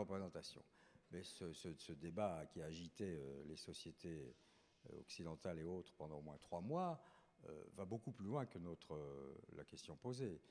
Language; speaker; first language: French; native; French